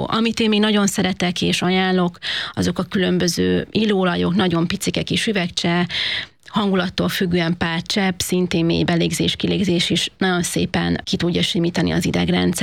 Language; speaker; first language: Hungarian; native; Hungarian